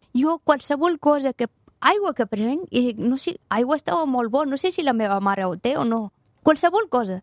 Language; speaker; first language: Catalan; non-native, fluent; Persian